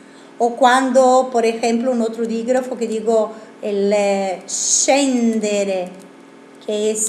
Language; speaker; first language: Spanish; non-native, fluent; Italian